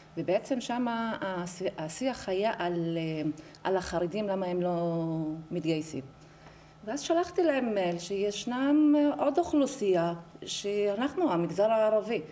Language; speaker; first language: Hebrew; non-native, local second language; Arabic